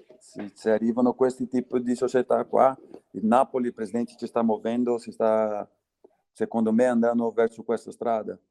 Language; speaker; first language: Italian; non-native, fluent; Portuguese